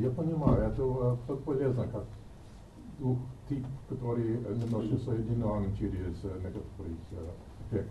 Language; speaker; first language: Russian; non-native, learner; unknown